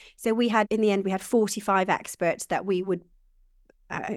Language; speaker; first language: English; native; English